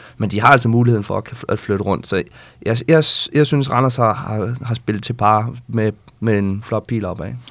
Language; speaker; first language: Danish; native; Danish